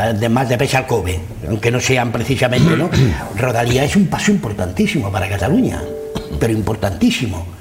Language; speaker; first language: Spanish; non-native, local second language; Catalan